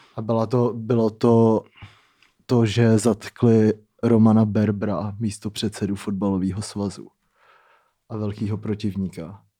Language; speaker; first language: Czech; native; Czech